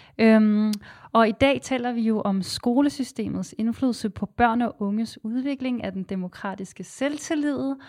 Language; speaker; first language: Danish; native; Danish